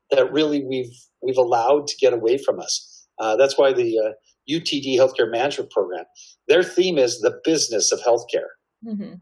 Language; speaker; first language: English; native; English